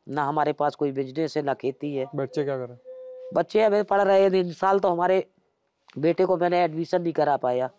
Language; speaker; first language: Hindi; native; Hindi